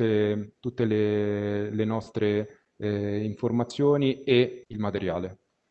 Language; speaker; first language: Italian; native; Italian